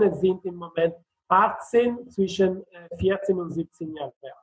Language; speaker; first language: German; non-native, fluent; Italian